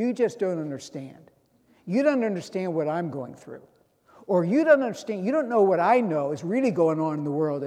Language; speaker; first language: English; native; English